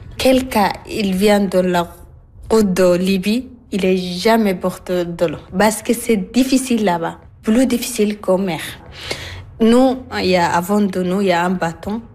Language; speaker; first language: French; non-native, learner; Arabic